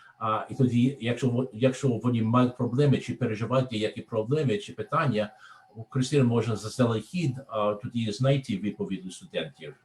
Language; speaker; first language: Ukrainian; non-native, learner; English